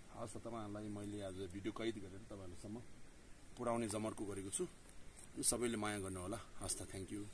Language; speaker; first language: Nepali; non-native, local second language; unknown